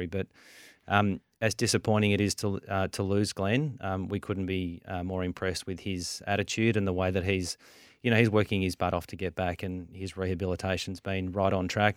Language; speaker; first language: English; native; English